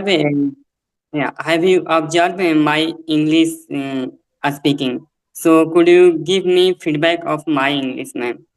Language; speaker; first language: English; non-native, learner; Hindi